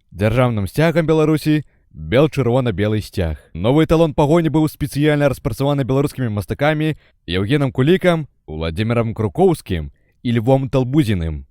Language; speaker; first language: Belarusian; native; Belarusian